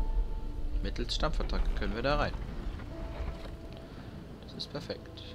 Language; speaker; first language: German; native; German